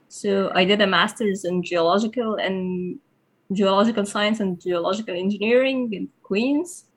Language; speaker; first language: English; non-native, fluent; Arabic